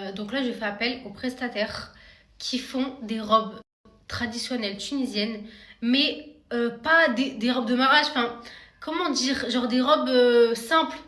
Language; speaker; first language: French; native; French